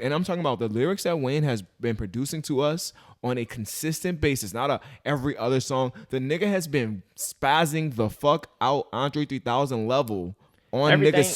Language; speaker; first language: English; native; English